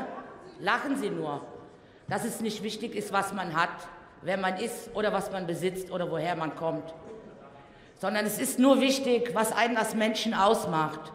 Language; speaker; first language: German; native; German